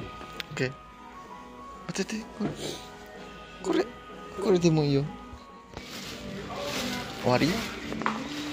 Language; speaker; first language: Japanese; non-native, learner; Indonesian